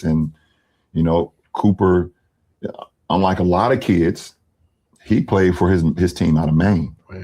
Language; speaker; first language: English; native; English